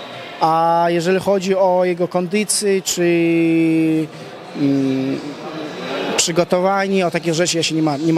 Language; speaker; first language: Polish; non-native, fluent; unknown